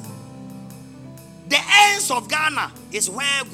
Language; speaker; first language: English; non-native, local second language; Akan